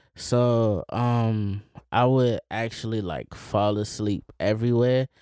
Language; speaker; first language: English; native; English